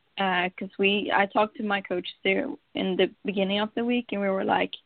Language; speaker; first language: English; non-native, fluent; Swedish